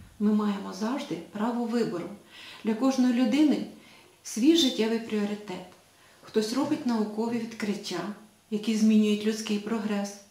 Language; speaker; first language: Ukrainian; native; Ukrainian